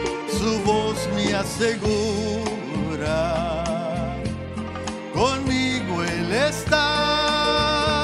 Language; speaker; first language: Spanish; early bilingual, heritage; Spanish